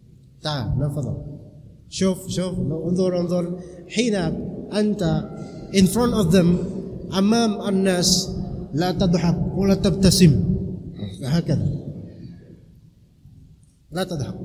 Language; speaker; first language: Arabic; non-native, fluent; Indonesian